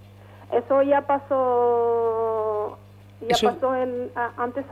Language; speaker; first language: Spanish; non-native, fluent; Arabic